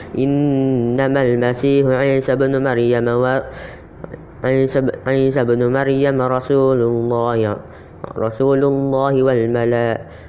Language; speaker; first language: Arabic; non-native, learner; Indonesian